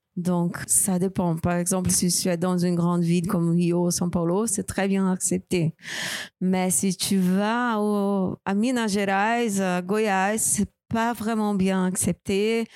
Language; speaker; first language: French; non-native, fluent; Portuguese